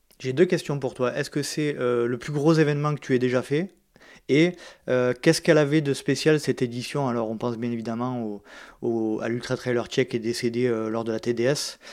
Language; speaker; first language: French; native; French